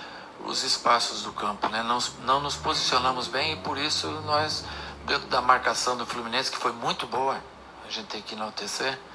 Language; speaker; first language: Portuguese; native; Portuguese